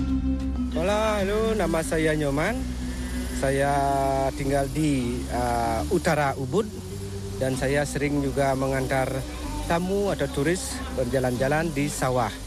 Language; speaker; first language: Indonesian; non-native, local second language; Balinese